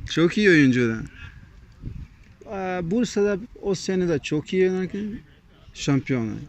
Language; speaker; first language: Turkish; non-native, learner; Portuguese